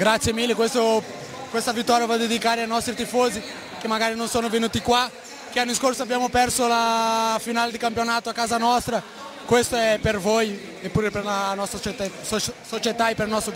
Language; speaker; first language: Italian; non-native, fluent; Portuguese